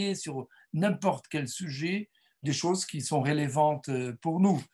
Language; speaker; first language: French; non-native, fluent; Portuguese